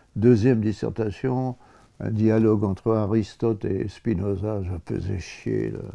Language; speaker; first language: French; native; French